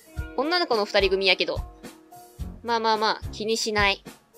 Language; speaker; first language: Japanese; native; Japanese